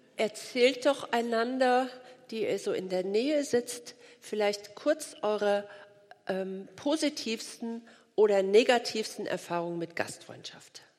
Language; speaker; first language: German; native; German